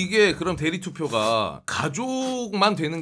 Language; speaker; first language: Korean; native; Korean